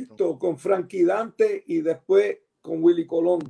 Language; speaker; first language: Spanish; early bilingual, heritage; Spanish